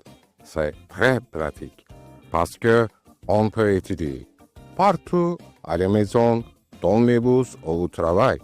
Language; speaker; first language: French; non-native, learner; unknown